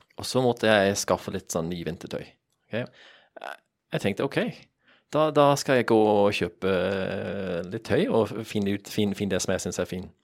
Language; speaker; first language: Norwegian; non-native, fluent; English